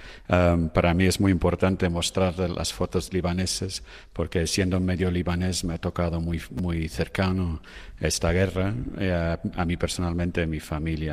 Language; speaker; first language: Spanish; non-native, fluent; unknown